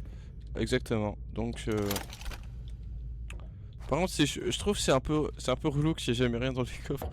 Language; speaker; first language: French; native; French